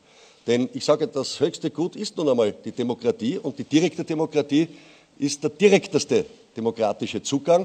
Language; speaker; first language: German; native; German